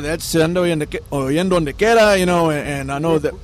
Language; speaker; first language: English; early bilingual, other home language; Spanish